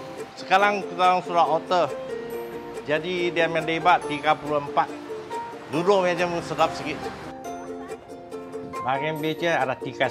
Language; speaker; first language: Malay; non-native, local second language; Min Nan Chinese